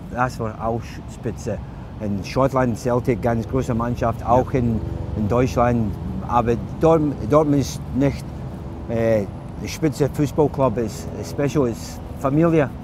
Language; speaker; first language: German; non-native, learner; English